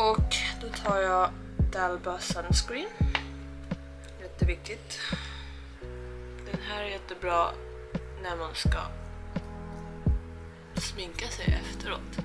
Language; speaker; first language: Swedish; early bilingual, heritage; Korean